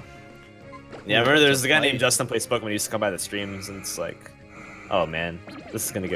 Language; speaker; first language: English; native; English